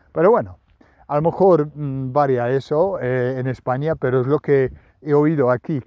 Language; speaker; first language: Spanish; non-native, fluent; English